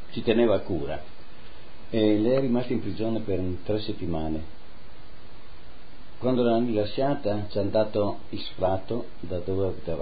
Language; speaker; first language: Italian; native; Italian